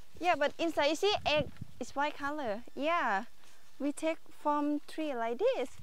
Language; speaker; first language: English; non-native, learner; Thai